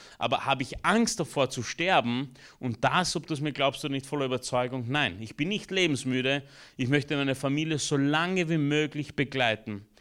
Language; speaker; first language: German; early bilingual, other home language; Romanian